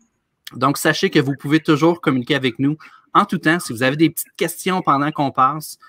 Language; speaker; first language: French; native; French